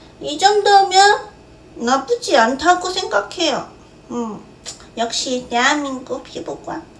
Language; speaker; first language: Korean; non-native, fluent; Chinese